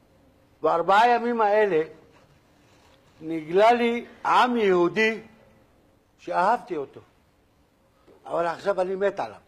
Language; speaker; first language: Hebrew; non-native, local second language; Arabic